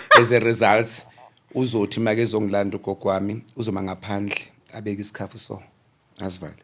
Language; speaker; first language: Zulu; non-native, local second language; Xhosa